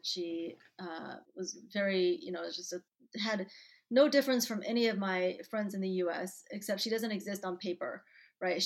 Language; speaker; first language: English; native; English